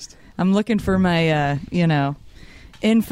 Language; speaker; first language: English; native; English